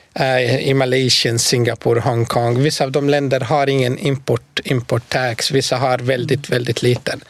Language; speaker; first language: Swedish; non-native, fluent; Bosnian